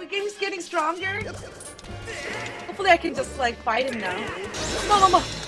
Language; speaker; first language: English; non-native, fluent; Korean